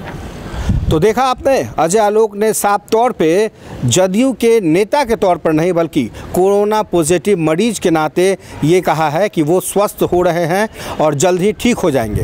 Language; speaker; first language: Hindi; native; Hindi